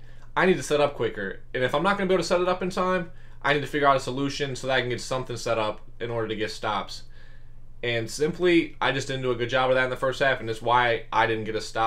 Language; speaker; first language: English; native; English